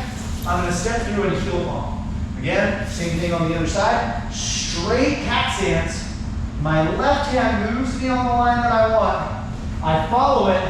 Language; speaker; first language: English; native; English